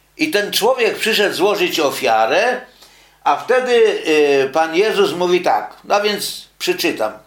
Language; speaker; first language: Polish; native; Polish